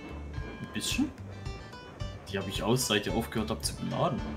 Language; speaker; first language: German; native; German